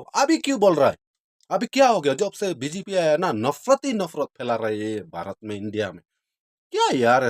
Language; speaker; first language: Hindi; non-native, local second language; Khasi